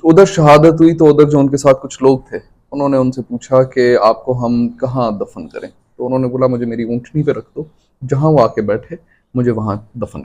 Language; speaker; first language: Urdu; non-native, local second language; Sindhi